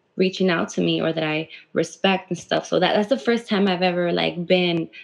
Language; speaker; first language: English; native; English